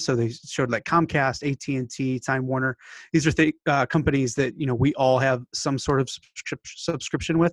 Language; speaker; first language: English; native; English